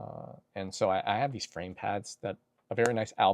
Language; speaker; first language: English; native; English